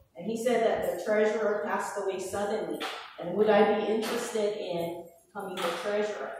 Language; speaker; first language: English; native; English